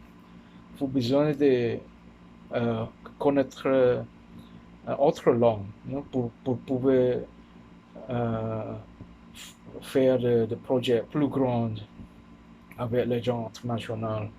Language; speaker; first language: French; non-native, learner; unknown